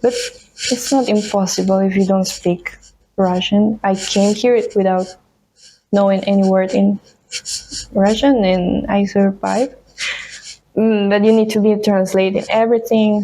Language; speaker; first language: English; non-native, fluent; Spanish